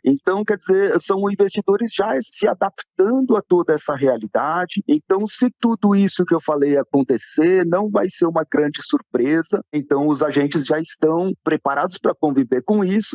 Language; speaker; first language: Portuguese; native; Portuguese